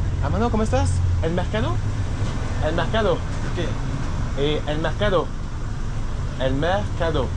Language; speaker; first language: Spanish; non-native, fluent; French